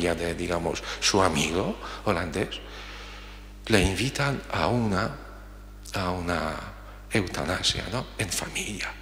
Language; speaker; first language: Spanish; non-native, fluent; Polish